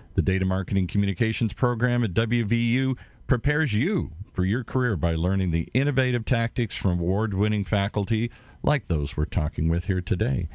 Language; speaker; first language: English; native; English